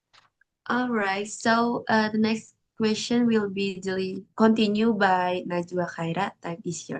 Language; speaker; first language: English; non-native, learner; Indonesian